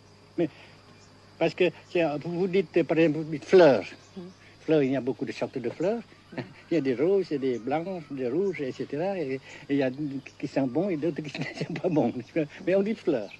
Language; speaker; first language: French; non-native, fluent; Vietnamese